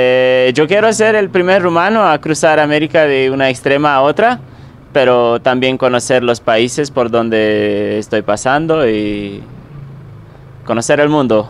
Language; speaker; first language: Spanish; non-native, fluent; Romanian